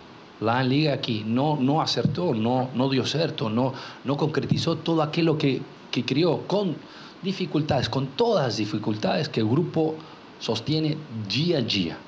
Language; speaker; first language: Portuguese; non-native, local second language; Spanish